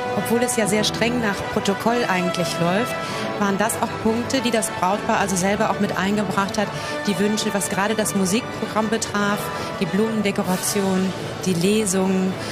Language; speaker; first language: German; native; German